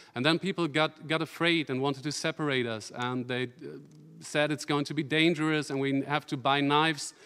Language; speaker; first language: English; non-native, fluent; German